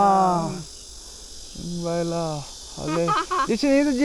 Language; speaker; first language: Chinese; non-native, learner; Malayalam